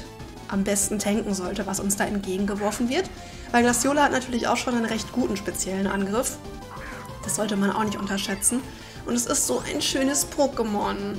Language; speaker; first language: German; native; German